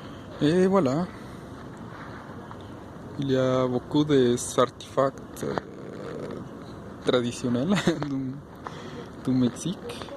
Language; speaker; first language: French; non-native, fluent; Spanish